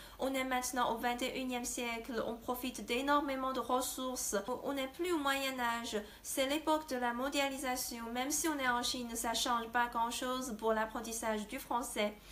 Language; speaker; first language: French; non-native, fluent; Chinese